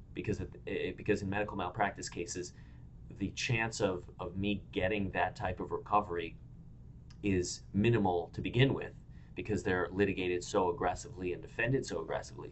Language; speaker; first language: English; native; English